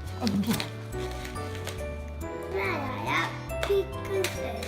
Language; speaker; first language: Korean; early bilingual, heritage; Korean